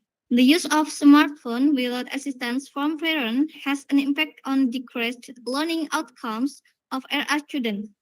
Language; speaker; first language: English; non-native, learner; Indonesian